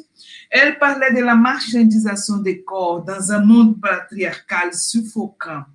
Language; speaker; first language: French; non-native, fluent; Portuguese